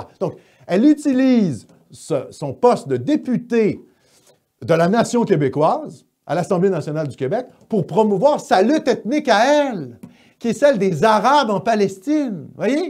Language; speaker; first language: French; native; French